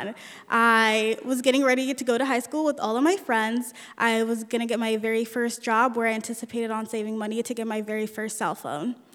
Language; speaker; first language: English; early bilingual, other home language; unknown